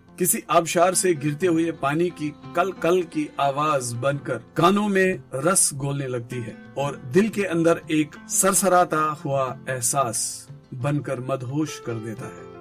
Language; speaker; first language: Urdu; non-native, local second language; Kashmiri